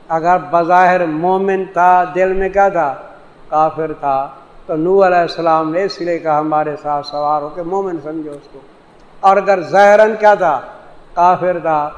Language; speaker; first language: Urdu; non-native, local second language; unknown